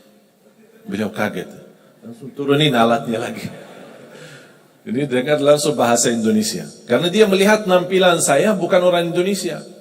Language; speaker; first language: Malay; non-native, fluent; Arabic